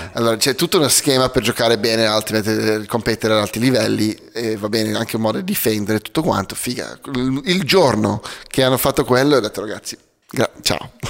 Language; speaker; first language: Italian; native; Italian